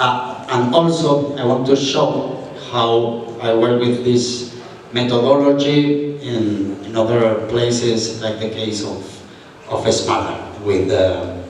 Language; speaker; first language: English; non-native, fluent; Spanish